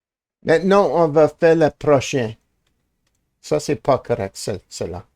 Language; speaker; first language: French; non-native, learner; English